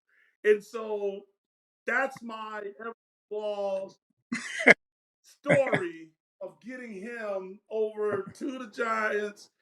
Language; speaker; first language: English; native; English